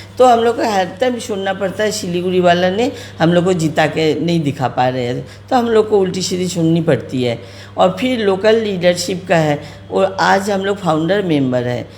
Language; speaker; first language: Hindi; native; Hindi